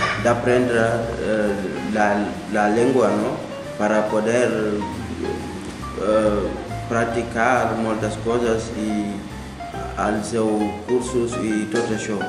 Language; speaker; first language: Catalan; non-native, learner; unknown